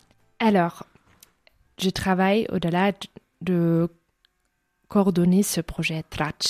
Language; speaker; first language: French; non-native, fluent; German